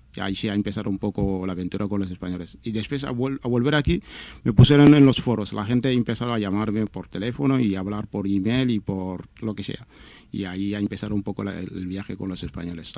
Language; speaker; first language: Spanish; non-native, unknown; Wolof